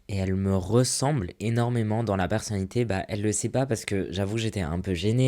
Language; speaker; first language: French; native; French